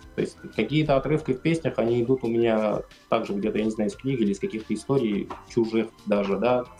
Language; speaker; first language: Russian; non-native, fluent; Kurdish